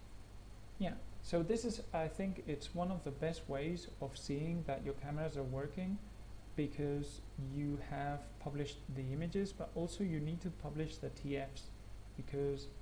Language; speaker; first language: English; non-native, fluent; Spanish